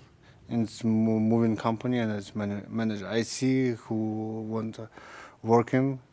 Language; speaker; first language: English; non-native, learner; Russian